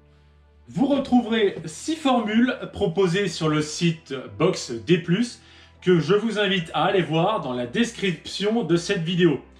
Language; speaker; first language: French; native; French